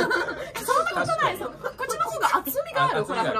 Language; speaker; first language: Japanese; non-native, fluent; Italian